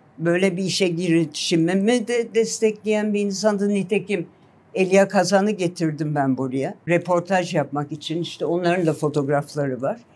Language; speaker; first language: Turkish; native; Turkish